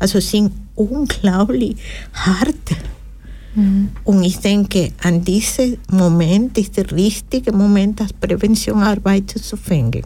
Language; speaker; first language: German; non-native, fluent; Spanish